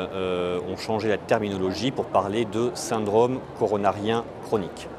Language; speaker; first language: French; native; French